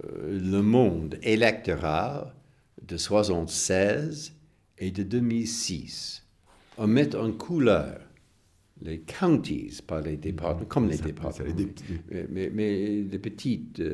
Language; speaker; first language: French; non-native, fluent; English